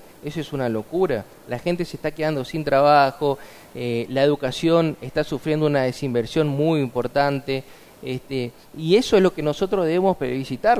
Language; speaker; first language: Spanish; native; Spanish